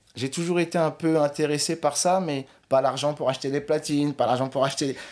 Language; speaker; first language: French; native; French